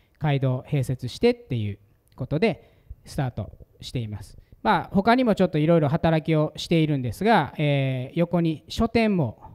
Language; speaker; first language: Japanese; native; Japanese